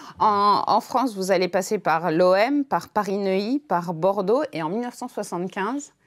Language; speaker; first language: French; native; French